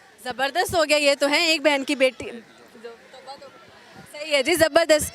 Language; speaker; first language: Urdu; native; Urdu